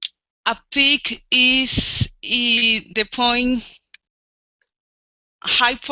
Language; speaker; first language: English; non-native, learner; Spanish